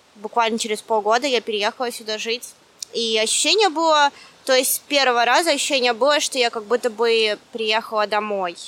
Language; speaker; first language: Russian; native; Russian